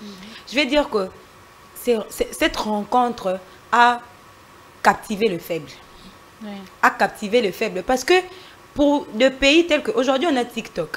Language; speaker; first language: French; non-native, local second language; Lingala